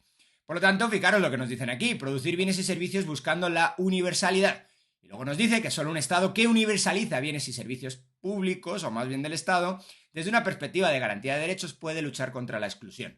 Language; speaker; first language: Spanish; native; Spanish